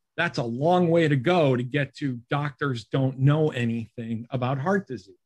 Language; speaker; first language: English; native; English